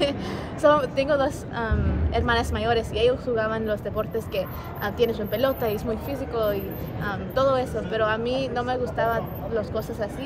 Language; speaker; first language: Spanish; early bilingual, heritage; Spanish